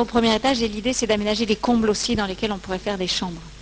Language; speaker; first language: French; native; French